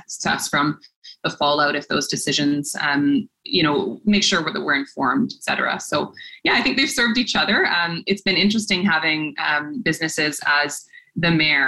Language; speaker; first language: English; native; English